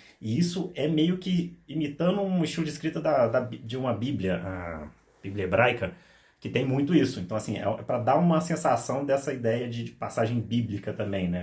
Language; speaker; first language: Portuguese; native; Portuguese